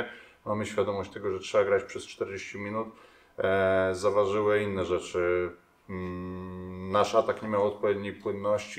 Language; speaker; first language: Polish; native; Polish